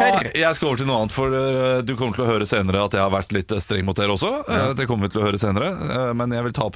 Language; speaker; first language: Norwegian; native; Norwegian